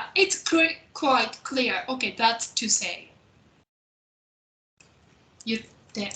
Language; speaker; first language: English; non-native, fluent; Japanese